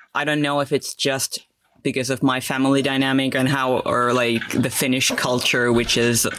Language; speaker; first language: English; non-native, fluent; Finnish